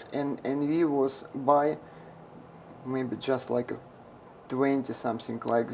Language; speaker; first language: English; non-native, learner; Russian